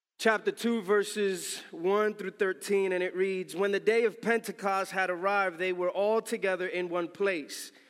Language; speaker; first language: English; early bilingual, other home language; Spanish